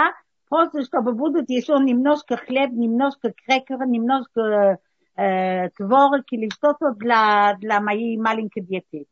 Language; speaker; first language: Russian; early bilingual, heritage; Russian